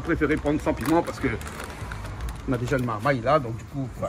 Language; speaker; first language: French; non-native, local second language; Réunion Creole French